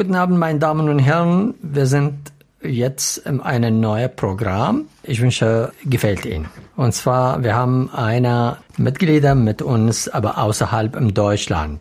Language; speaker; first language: German; non-native, learner; Arabic